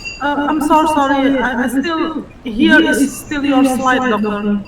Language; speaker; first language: English; non-native, learner; Indonesian